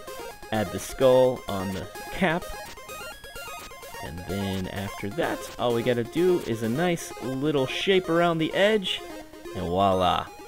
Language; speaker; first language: English; native; English